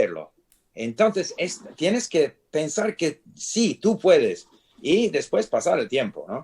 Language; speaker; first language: Spanish; non-native, fluent; English